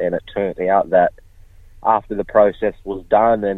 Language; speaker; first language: English; native; English